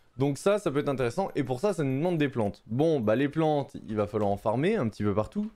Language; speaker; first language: French; native; French